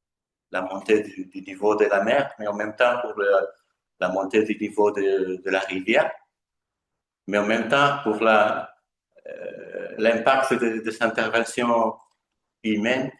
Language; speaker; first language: French; non-native, fluent; Spanish